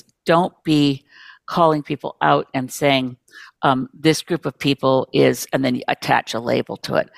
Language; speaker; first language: English; native; English